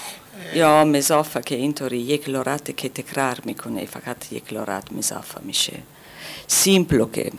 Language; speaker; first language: Persian; non-native, learner; German